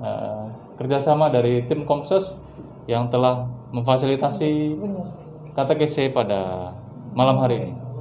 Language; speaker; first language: Indonesian; native; Indonesian